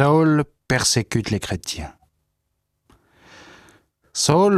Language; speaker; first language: French; native; French